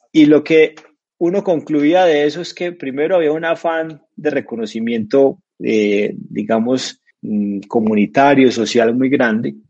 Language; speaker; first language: Spanish; native; Spanish